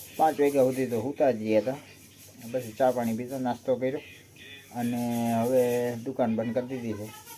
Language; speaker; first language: Gujarati; native; Gujarati